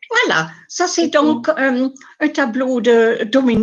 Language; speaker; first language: French; non-native, fluent; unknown